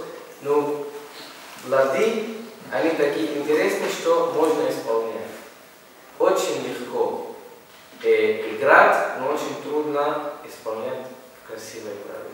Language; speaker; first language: Russian; non-native, learner; Arabic